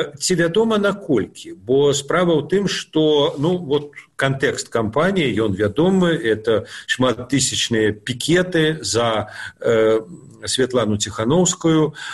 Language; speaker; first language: Belarusian; non-native, local second language; Russian